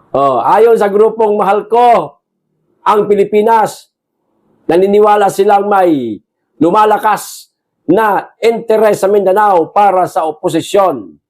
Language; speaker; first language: Filipino; non-native, local second language; Cebuano